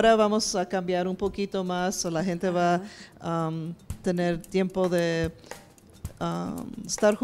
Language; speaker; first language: Spanish; early bilingual, heritage; English